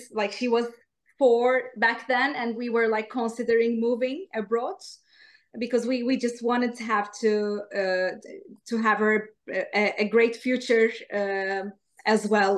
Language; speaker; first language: English; non-native, fluent; Turkish